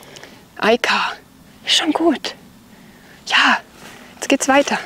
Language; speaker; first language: German; native; German